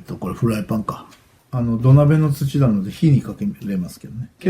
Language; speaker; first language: Japanese; native; Japanese